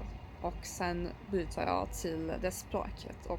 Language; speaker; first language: Swedish; non-native, learner; Turkish